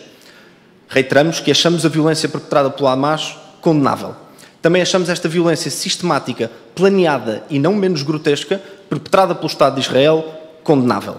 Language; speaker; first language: Portuguese; native; Portuguese